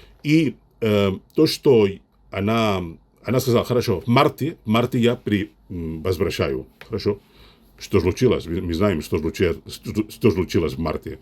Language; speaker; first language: Russian; non-native, fluent; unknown